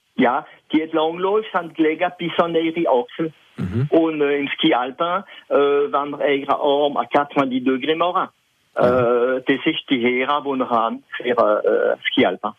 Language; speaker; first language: German; non-native, local second language; French